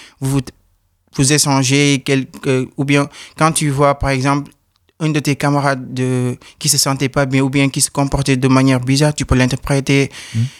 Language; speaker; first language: French; non-native, local second language; Wolof